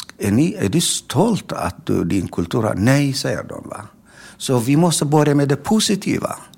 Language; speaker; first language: Swedish; non-native, fluent; Tigrinya